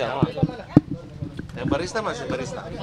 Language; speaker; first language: Indonesian; native; Indonesian